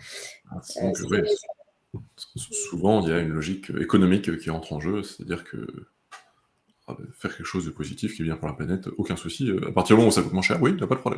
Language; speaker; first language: French; native; French